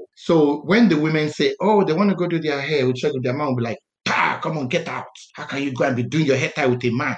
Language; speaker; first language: English; non-native, local second language; Yoruba